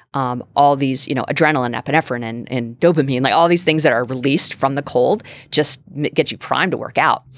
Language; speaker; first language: English; native; English